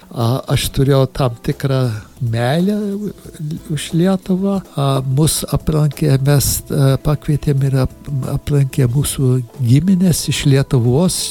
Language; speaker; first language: Lithuanian; early bilingual, heritage; Lithuanian